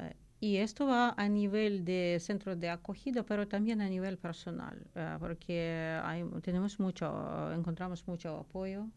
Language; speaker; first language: Spanish; non-native, learner; Ukrainian